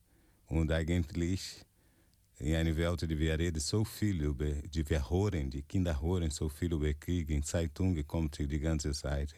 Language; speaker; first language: German; non-native, fluent; Portuguese